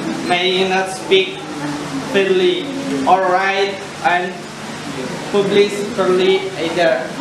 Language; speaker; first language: English; non-native, learner; Indonesian